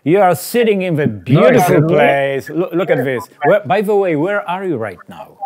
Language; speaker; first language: English; non-native, fluent; Polish